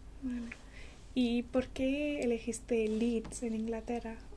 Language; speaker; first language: Spanish; non-native, learner; English